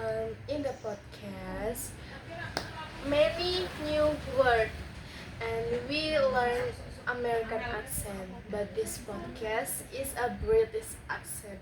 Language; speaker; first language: English; non-native, learner; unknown